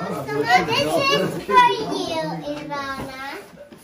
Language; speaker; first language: Russian; early bilingual, heritage; Russian